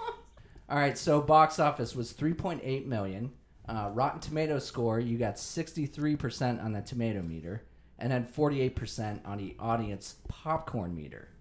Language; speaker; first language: English; native; English